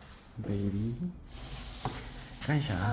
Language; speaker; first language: Chinese; non-native, learner; Mongolian